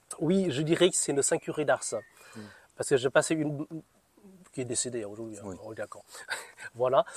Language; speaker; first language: French; non-native, fluent; Vietnamese